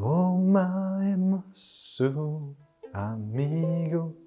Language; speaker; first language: Portuguese; non-native, learner; German